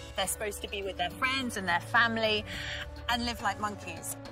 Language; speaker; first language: English; native; English